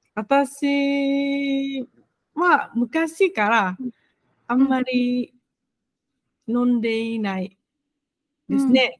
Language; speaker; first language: Japanese; non-native, fluent; Vietnamese